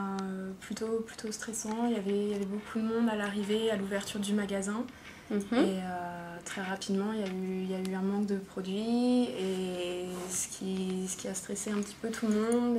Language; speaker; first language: French; native; French